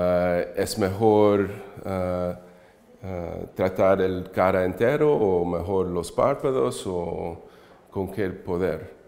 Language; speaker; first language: Spanish; early bilingual, heritage; English